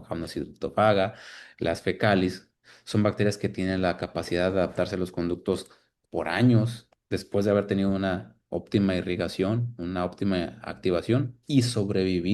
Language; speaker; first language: Spanish; native; Spanish